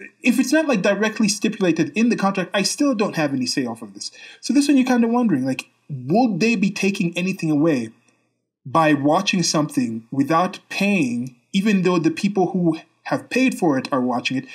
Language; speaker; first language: English; native; English